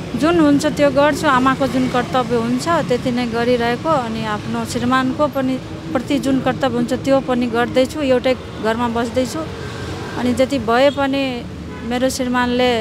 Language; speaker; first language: Nepali; non-native, local second language; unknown